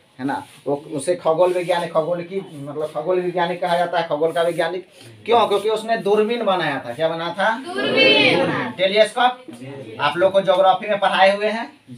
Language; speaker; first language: Hindi; native; Hindi